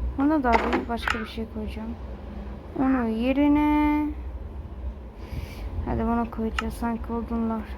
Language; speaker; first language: Turkish; early bilingual, other home language; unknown